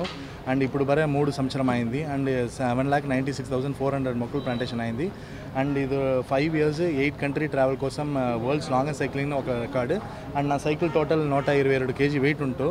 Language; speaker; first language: Telugu; non-native, learner; Tamil